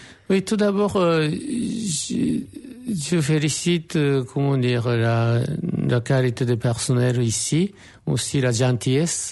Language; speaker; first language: French; non-native, fluent; Japanese